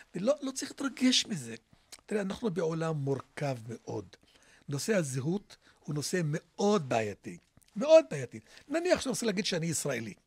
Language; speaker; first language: Hebrew; non-native, local second language; Arabic